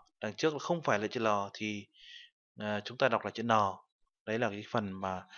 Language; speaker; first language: Vietnamese; native; Vietnamese